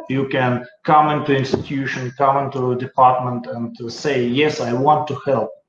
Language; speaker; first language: English; non-native, learner; Russian